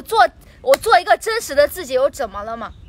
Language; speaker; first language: Chinese; native; Chinese